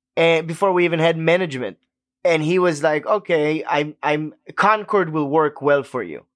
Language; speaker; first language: English; non-native, fluent; Hebrew